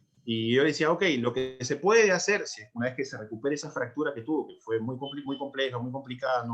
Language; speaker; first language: Spanish; native; Spanish